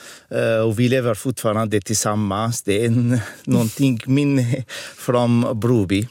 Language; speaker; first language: Swedish; non-native, learner; Arabic